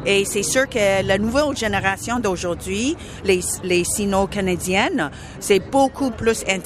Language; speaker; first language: French; non-native, local second language; English